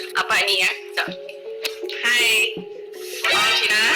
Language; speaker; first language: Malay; non-native, local second language; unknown